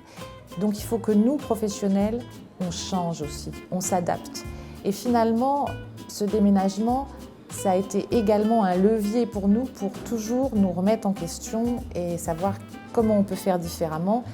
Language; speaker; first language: French; native; French